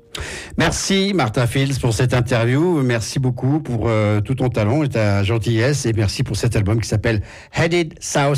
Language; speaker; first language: French; native; French